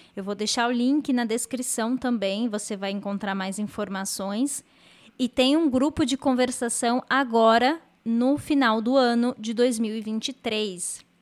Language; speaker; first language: Portuguese; native; Portuguese